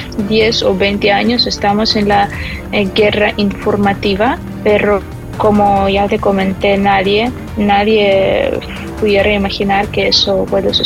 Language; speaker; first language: Spanish; non-native, fluent; Ukrainian